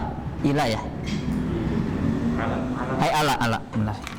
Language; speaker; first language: Indonesian; native; Indonesian